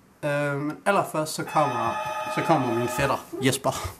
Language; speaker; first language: Danish; native; Danish